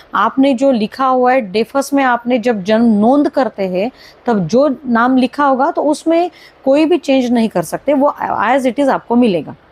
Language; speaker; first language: Hindi; non-native, local second language; Marathi